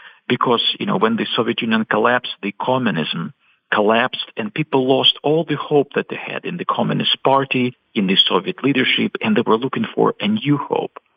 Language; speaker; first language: English; non-native, fluent; Russian